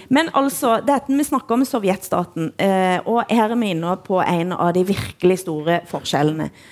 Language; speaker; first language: Norwegian; native; Norwegian